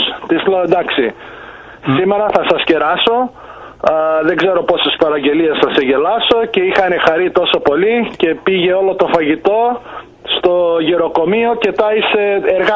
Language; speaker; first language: Greek; early bilingual, heritage; Greek